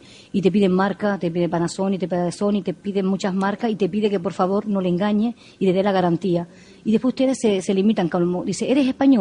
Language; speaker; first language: Spanish; native; Spanish